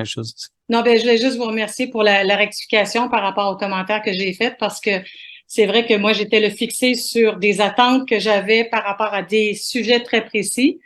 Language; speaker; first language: French; native; French